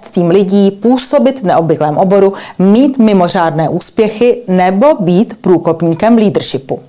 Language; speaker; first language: Czech; native; Czech